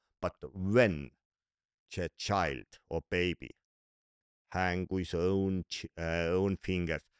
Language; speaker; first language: English; non-native, learner; Estonian